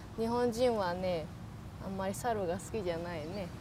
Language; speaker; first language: Japanese; non-native, learner; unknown